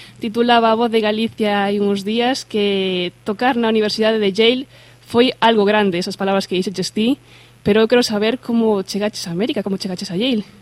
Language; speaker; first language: Galician; native; Galician